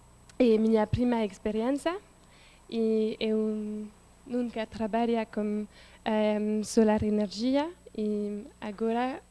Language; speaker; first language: Portuguese; non-native, learner; French